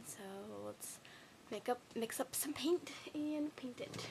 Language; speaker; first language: English; native; English